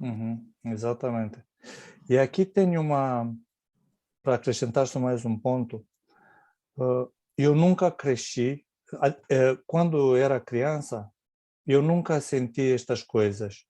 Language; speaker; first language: Portuguese; non-native, fluent; Romanian